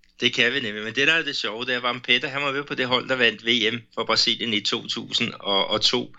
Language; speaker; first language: Danish; native; Danish